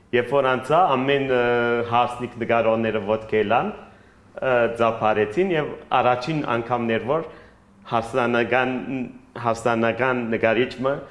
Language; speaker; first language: Armenian; early bilingual, heritage; Armenian